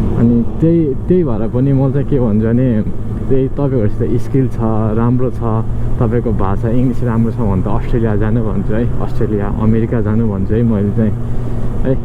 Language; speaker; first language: Nepali; native; Nepali